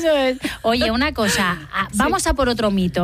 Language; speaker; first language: Spanish; native; Spanish